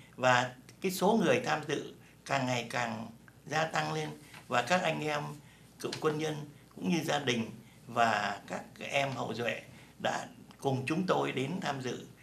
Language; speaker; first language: Vietnamese; native; Vietnamese